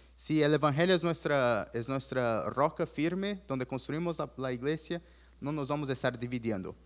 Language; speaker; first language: Spanish; early bilingual, other home language; Portuguese